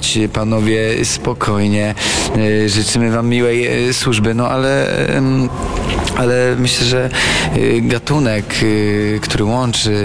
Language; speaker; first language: Polish; native; Polish